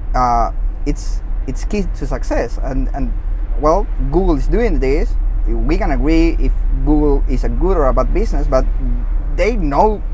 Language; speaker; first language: English; non-native, fluent; Spanish